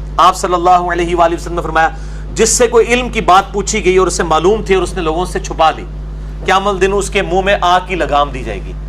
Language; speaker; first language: Urdu; non-native, local second language; Punjabi